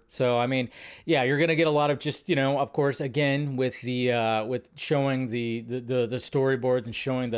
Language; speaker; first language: English; native; English